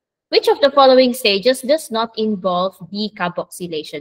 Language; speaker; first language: English; non-native, local second language; Malay